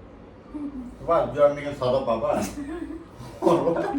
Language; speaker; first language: English; non-native, learner; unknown